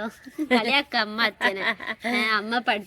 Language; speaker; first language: Malayalam; early bilingual, other home language; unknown